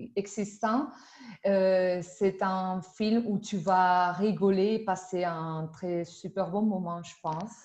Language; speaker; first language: French; non-native, fluent; Spanish